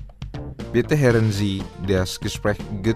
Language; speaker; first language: German; non-native, fluent; Indonesian